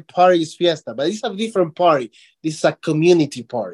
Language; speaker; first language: English; non-native, fluent; Spanish